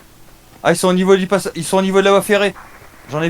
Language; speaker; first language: French; native; French